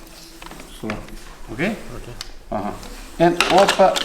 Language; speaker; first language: English; non-native, learner; Uzbek